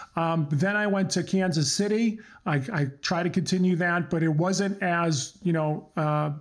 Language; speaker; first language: English; early bilingual, other home language; Croatian